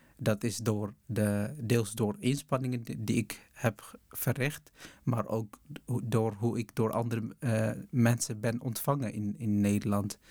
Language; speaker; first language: Dutch; early bilingual, other home language; Tigrinya